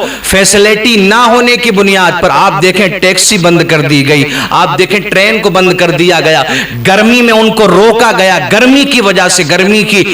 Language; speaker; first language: Urdu; native; Urdu